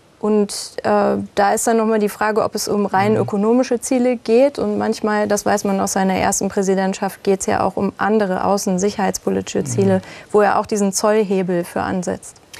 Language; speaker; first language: German; native; German